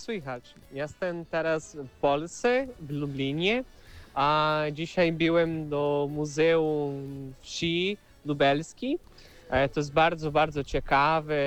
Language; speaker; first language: Polish; early bilingual, heritage; Portuguese